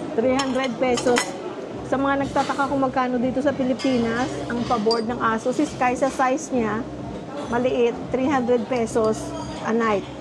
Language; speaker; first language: Filipino; native; Filipino